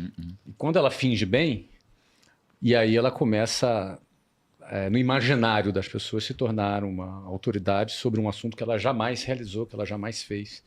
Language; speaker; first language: Portuguese; native; Portuguese